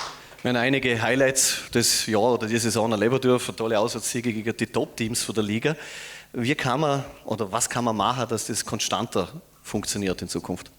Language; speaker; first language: German; native; German